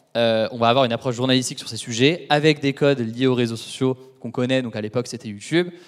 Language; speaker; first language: French; native; French